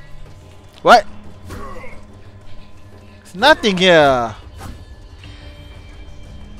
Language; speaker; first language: English; non-native, local second language; Malay